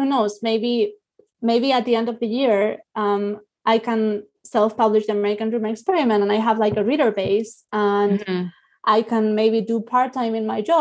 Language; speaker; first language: English; non-native, fluent; Spanish